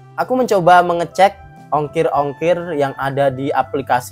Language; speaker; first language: Indonesian; native; Indonesian